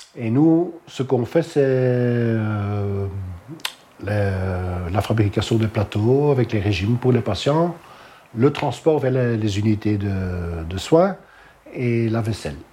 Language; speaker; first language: French; non-native, local second language; Dutch